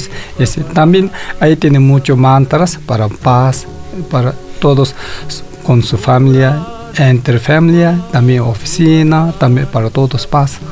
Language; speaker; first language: Spanish; non-native, learner; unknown